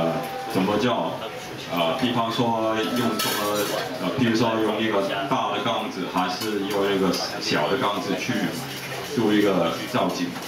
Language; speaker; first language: Chinese; non-native, local second language; Cantonese